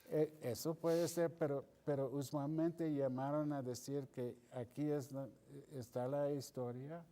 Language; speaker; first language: Spanish; non-native, fluent; English